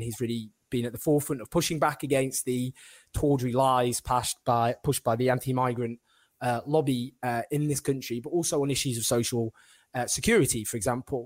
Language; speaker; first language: English; native; English